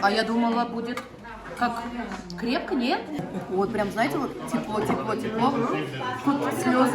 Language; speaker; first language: Russian; native; Russian